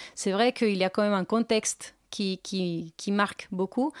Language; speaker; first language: French; non-native, fluent; Spanish